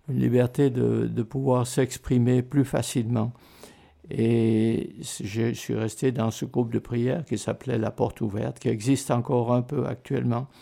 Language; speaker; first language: French; native; French